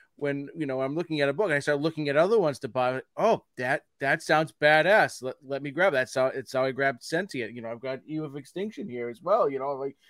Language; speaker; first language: English; native; English